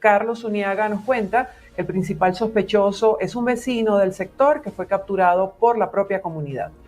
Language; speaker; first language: Spanish; native; Spanish